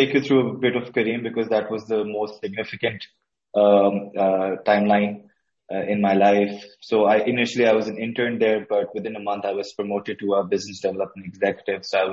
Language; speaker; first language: English; non-native, local second language; Urdu